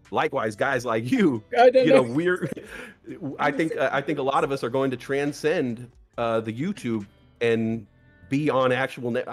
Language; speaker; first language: English; native; English